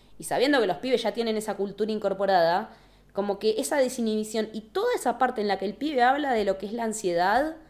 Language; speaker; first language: Spanish; native; Spanish